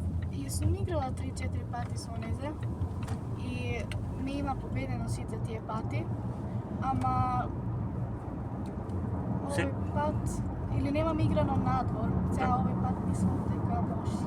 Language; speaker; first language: Macedonian; early bilingual, heritage; Macedonian